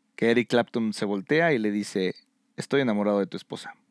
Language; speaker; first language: Spanish; native; Spanish